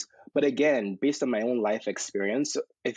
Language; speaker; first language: English; non-native, local second language; Yoruba